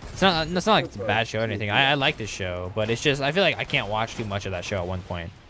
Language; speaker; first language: English; native; English